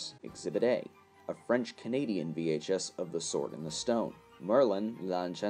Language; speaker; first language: English; native; English